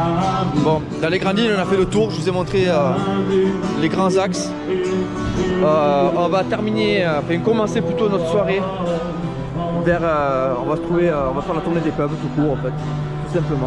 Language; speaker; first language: French; native; French